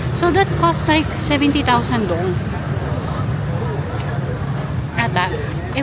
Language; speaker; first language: English; non-native, local second language; Filipino